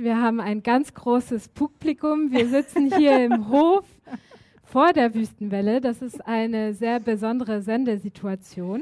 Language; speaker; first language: German; native; German